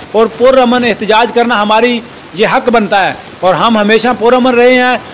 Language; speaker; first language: Urdu; native; Urdu